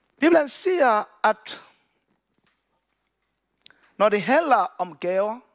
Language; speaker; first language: Danish; non-native, learner; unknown